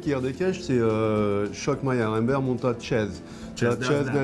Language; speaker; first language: Hungarian; non-native, learner; French